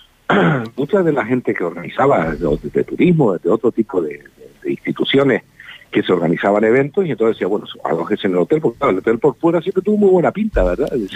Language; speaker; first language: Spanish; native; Spanish